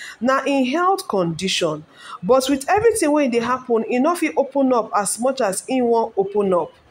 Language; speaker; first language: Nigerian Pidgin; non-native, local second language; Yoruba